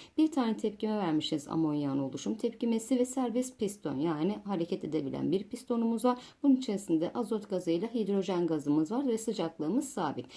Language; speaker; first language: Turkish; native; Turkish